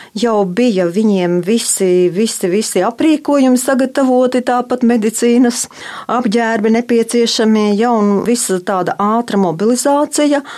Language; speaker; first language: Latvian; native; Latvian